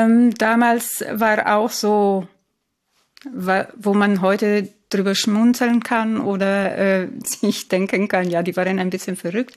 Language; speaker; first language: German; non-native, fluent; Italian